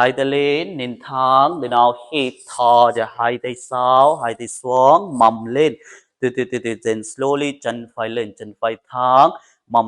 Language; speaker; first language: Vietnamese; non-native, learner; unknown